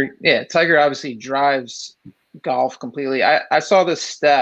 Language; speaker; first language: English; native; English